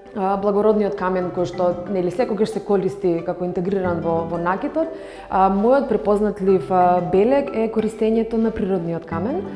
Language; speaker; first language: Macedonian; native; Macedonian